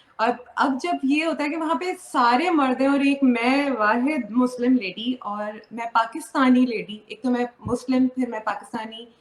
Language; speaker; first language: Urdu; native; Urdu